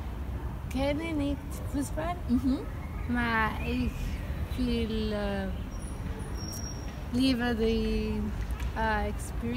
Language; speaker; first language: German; non-native, learner; Spanish